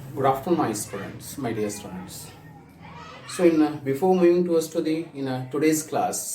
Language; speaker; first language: English; non-native, local second language; Kannada